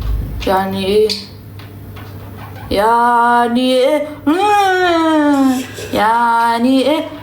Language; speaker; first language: Arabic; native; Arabic